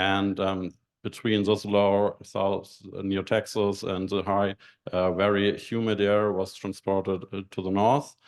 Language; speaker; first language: English; non-native, fluent; German